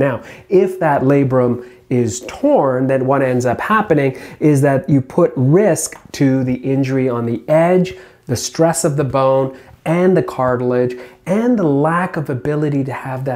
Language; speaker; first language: English; native; English